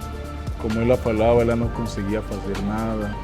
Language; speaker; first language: Portuguese; non-native, fluent; Spanish